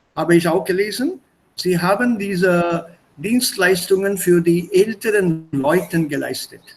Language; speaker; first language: German; non-native, fluent; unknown